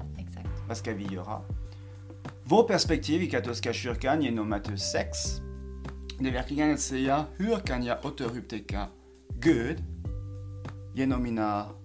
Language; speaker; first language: Swedish; non-native, fluent; French